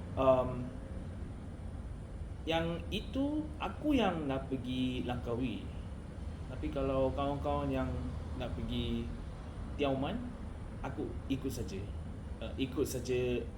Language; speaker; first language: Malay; non-native, learner; Korean